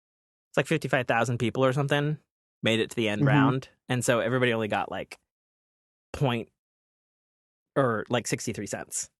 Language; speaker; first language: English; native; English